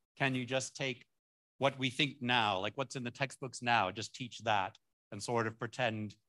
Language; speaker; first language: English; native; English